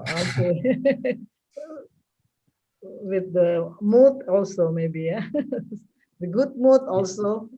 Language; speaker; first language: English; non-native, local second language; Indonesian